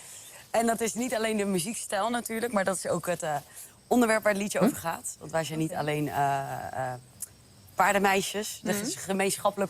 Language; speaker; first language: Dutch; native; Dutch